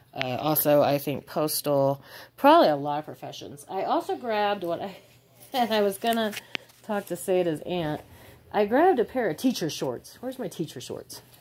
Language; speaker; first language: English; native; English